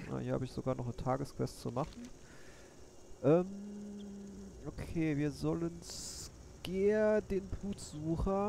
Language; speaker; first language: German; native; German